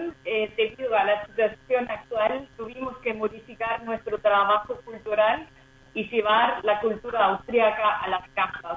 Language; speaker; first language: Spanish; non-native, fluent; German